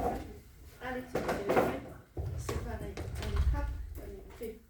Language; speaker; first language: French; native; French